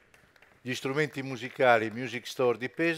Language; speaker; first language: Italian; native; Italian